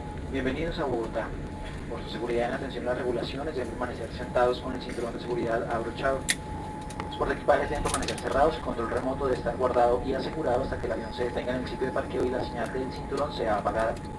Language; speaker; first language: Spanish; native; Spanish